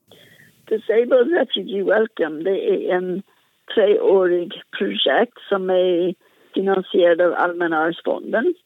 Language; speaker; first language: Swedish; non-native, fluent; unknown